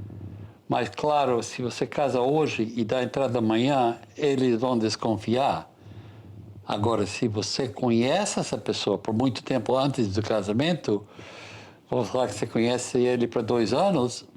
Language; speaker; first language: Portuguese; non-native, fluent; English